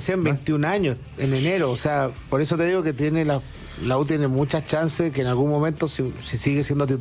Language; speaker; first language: Spanish; native; Spanish